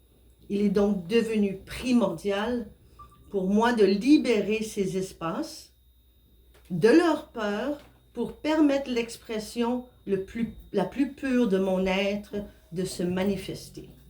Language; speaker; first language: French; non-native, fluent; Spanish